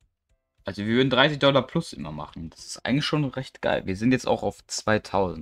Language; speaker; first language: German; native; German